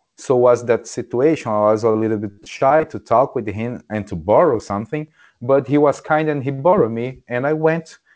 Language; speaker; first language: English; non-native, fluent; Portuguese